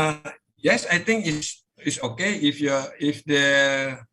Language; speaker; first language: English; non-native, learner; Indonesian